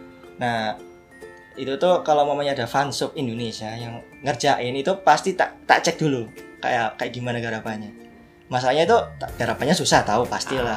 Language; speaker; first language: Indonesian; native; Indonesian